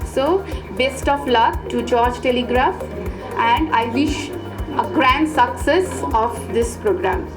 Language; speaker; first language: English; non-native, local second language; Bangla